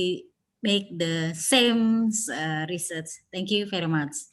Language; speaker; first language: English; non-native, learner; Indonesian